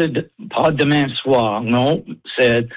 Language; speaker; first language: French; non-native, learner; English